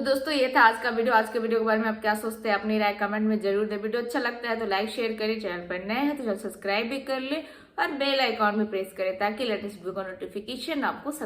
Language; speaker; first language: Hindi; native; Hindi